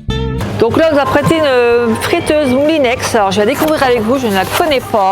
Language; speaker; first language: French; native; French